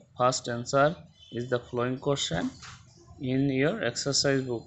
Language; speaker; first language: English; non-native, local second language; Bangla